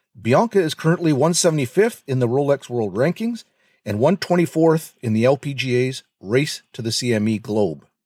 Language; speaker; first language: English; native; English